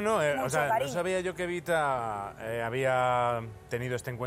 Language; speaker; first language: Spanish; native; Spanish